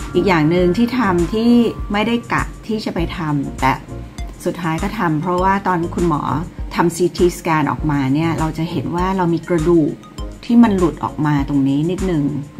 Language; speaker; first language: Thai; early bilingual, other home language; English